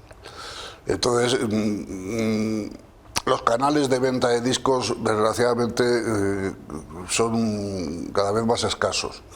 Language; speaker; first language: Spanish; native; Spanish